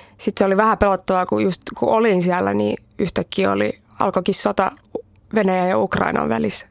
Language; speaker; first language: Finnish; early bilingual, heritage; Finnish